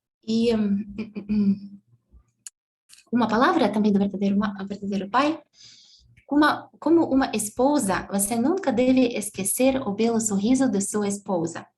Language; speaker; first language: Portuguese; non-native, fluent; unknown